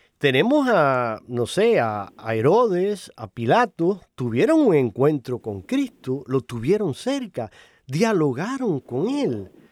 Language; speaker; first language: Spanish; native; Spanish